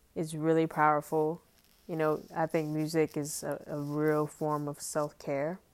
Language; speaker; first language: English; native; English